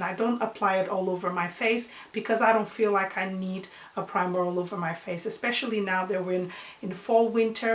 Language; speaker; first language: English; non-native, fluent; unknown